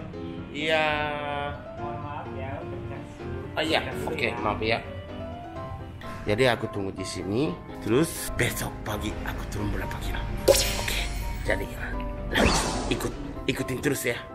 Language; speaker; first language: Indonesian; non-native, learner; Japanese